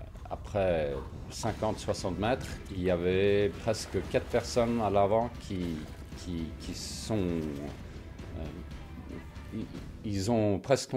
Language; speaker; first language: French; non-native, fluent; Swedish